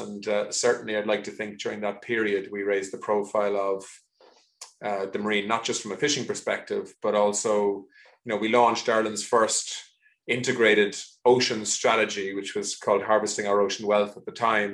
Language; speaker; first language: English; native; English